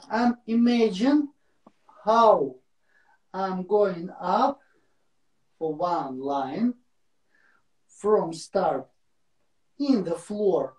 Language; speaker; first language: English; non-native, learner; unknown